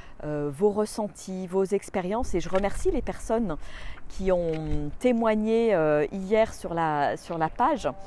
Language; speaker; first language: French; native; French